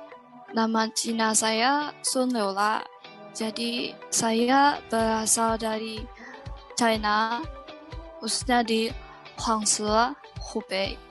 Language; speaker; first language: Indonesian; non-native, learner; Chinese